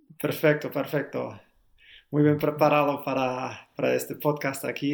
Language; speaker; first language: Spanish; non-native, learner; German